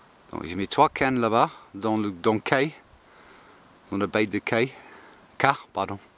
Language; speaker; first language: French; non-native, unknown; English